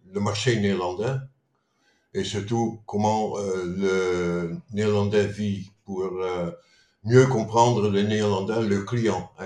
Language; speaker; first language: French; non-native, fluent; Dutch